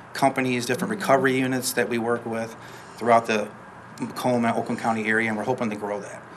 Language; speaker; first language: English; native; English